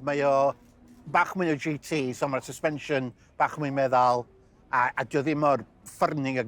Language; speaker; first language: Welsh; native; Welsh